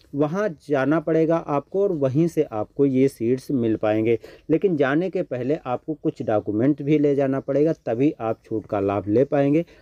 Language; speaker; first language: Hindi; native; Hindi